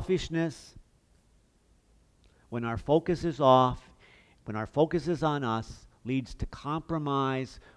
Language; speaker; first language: English; native; English